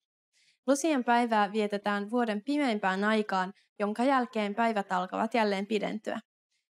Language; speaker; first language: Finnish; native; Finnish